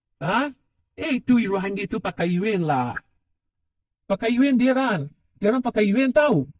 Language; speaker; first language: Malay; non-native, learner; Rohingya